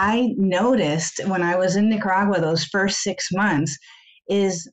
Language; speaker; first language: English; native; English